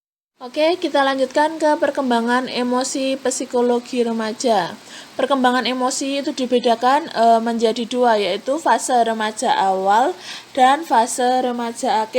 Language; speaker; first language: Indonesian; native; Indonesian